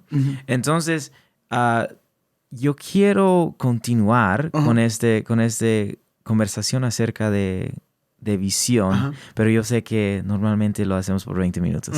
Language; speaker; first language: Spanish; early bilingual, heritage; English